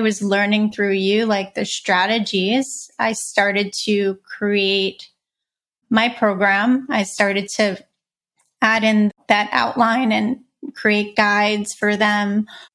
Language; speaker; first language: English; native; English